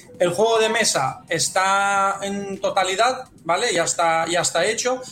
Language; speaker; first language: Spanish; non-native, fluent; Romanian